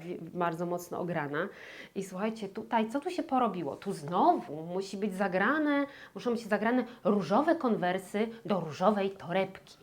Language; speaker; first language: Polish; native; Polish